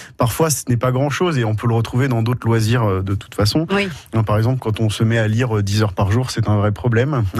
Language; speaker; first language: French; native; French